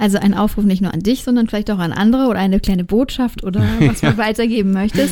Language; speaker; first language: German; native; German